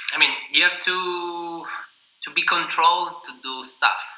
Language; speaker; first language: English; non-native, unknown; Italian